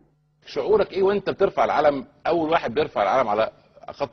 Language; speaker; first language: Arabic; native; Arabic